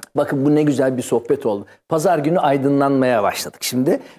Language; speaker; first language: Turkish; native; Turkish